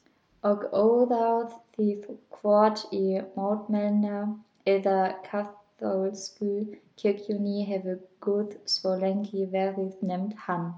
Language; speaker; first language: Icelandic; non-native, learner; German